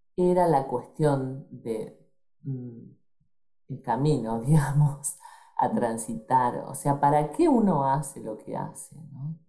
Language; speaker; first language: Spanish; native; Spanish